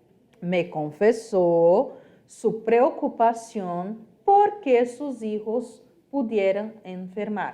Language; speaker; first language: Spanish; non-native, fluent; Portuguese